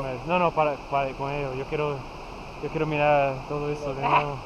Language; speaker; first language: Spanish; non-native, learner; English